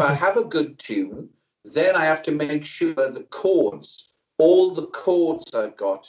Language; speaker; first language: English; native; English